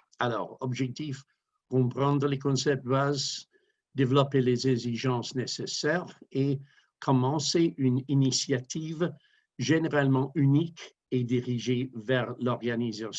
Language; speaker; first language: French; non-native, fluent; English